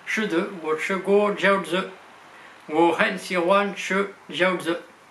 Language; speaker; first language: Chinese; non-native, learner; French